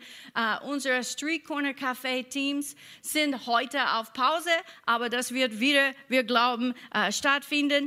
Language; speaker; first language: German; non-native, fluent; English